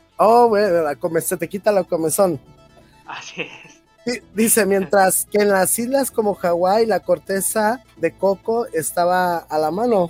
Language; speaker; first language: Spanish; native; Spanish